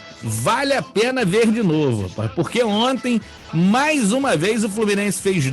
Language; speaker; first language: Portuguese; native; Portuguese